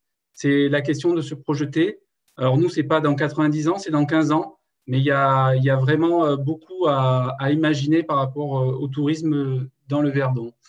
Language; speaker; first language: French; native; French